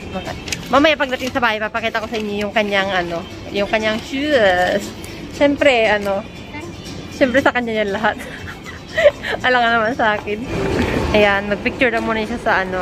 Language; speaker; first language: Filipino; non-native, local second language; Bikol